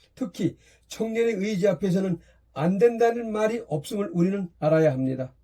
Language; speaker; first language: Korean; native; Korean